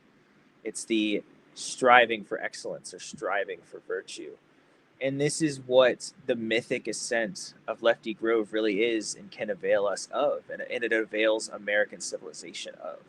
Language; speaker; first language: English; native; English